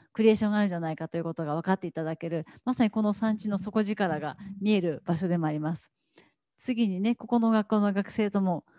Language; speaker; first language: Japanese; native; Japanese